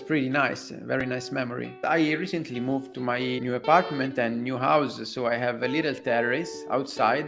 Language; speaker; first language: English; non-native, fluent; Italian